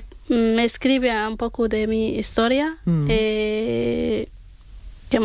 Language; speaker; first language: Spanish; non-native, learner; Arabic